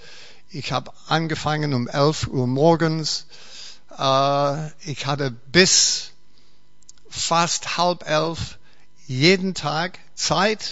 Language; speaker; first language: German; non-native, fluent; English